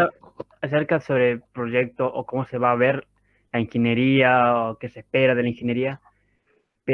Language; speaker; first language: Spanish; native; Spanish